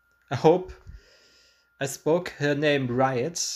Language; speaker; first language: English; non-native, learner; German